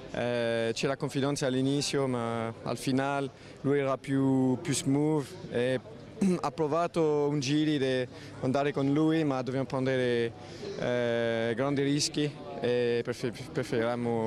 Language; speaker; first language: Italian; non-native, learner; French